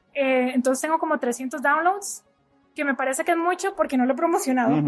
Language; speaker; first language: Spanish; native; Spanish